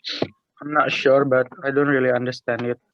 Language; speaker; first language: English; non-native, learner; Indonesian